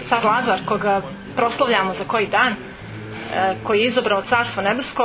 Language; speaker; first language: Serbian; native; Serbian